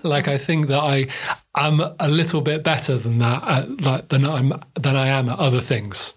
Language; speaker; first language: English; native; English